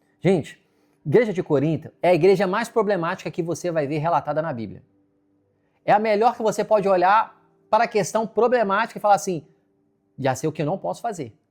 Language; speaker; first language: Portuguese; native; Portuguese